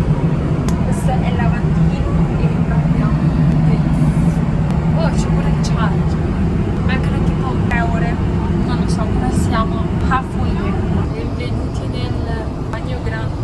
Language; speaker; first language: Italian; early bilingual, other home language; Filipino